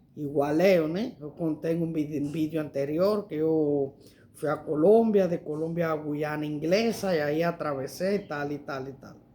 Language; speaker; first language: Portuguese; non-native, learner; Spanish